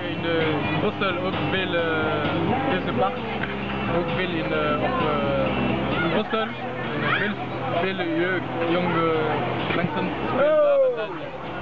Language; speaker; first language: Dutch; non-native, learner; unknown